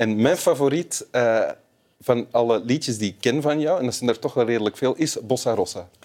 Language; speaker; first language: Dutch; native; Dutch